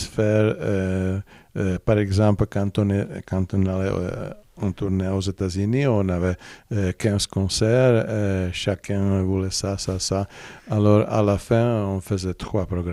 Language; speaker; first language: French; non-native, learner; Czech